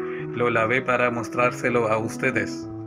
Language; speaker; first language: Spanish; non-native, learner; Malayalam